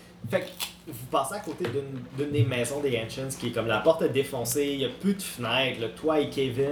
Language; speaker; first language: French; native; French